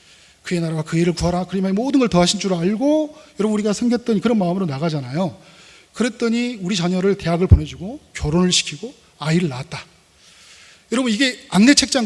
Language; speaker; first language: Korean; native; Korean